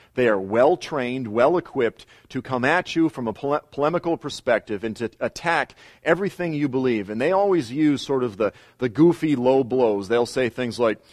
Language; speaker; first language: English; native; English